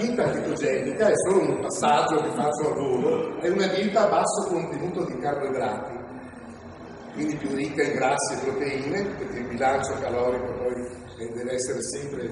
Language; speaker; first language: Italian; native; Italian